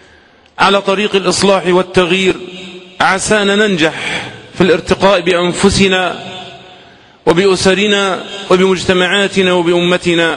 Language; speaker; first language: Arabic; native; Arabic